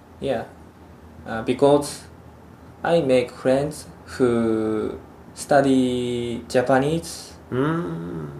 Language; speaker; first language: English; non-native, learner; Japanese